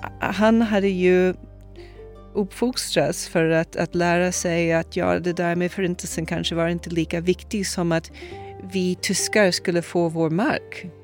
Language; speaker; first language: Swedish; non-native, fluent; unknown